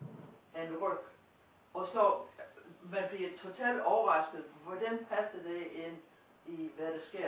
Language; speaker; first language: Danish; non-native, fluent; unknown